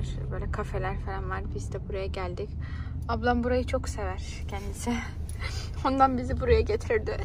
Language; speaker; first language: Turkish; early bilingual, heritage; Turkish